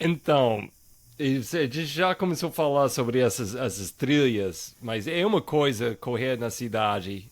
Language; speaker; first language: Portuguese; non-native, fluent; English